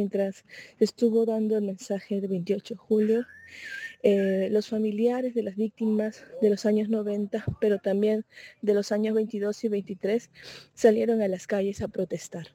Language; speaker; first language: Spanish; native; Spanish